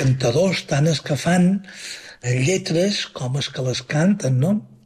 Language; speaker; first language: Catalan; native; Catalan